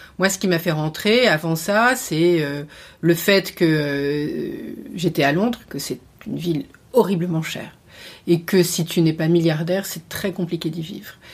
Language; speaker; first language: French; native; French